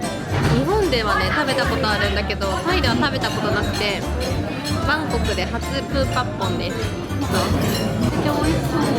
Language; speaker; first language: Japanese; native; Japanese